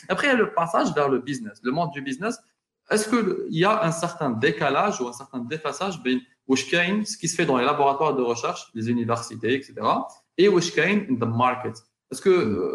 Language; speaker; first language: French; non-native, local second language; Arabic